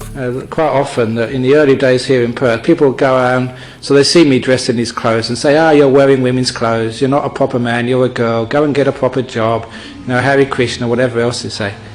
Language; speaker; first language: English; native; English